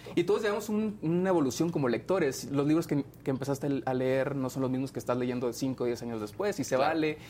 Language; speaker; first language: Spanish; native; Spanish